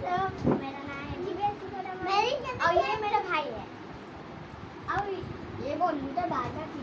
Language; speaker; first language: Hindi; non-native, local second language; Bangla